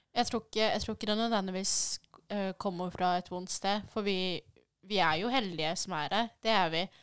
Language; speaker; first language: Norwegian; early bilingual, other home language; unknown